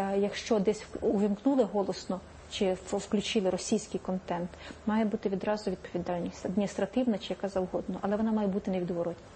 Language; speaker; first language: Ukrainian; native; Ukrainian